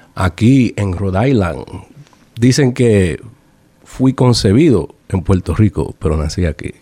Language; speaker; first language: Spanish; early bilingual, heritage; Spanish